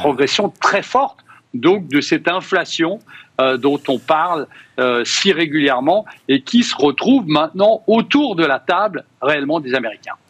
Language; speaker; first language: French; native; French